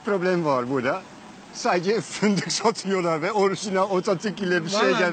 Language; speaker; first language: Turkish; non-native, learner; Dutch